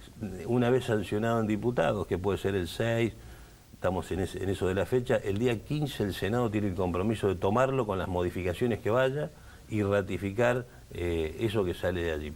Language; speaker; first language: Spanish; native; Spanish